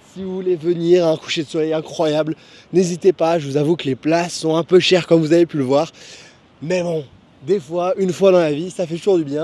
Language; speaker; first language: French; native; French